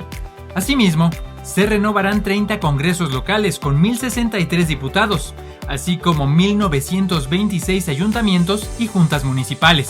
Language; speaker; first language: Spanish; native; Spanish